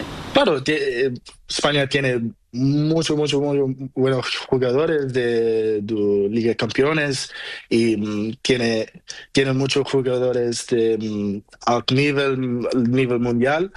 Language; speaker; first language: Spanish; non-native, learner; Portuguese